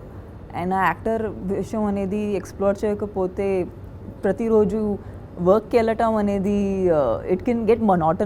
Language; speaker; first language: Telugu; non-native, fluent; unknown